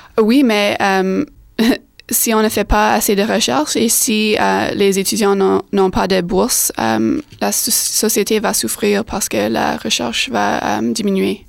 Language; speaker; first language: French; non-native, fluent; English